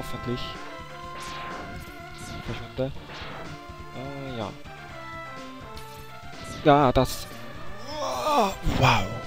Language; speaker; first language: German; native; German